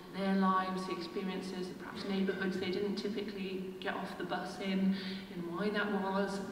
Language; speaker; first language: English; native; English